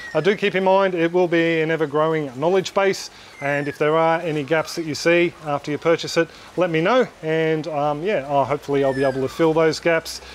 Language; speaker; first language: English; native; English